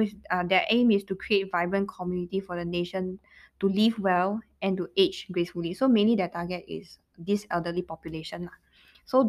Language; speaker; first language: English; non-native, local second language; Chinese